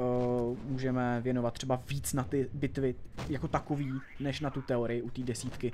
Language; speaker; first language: Czech; native; Czech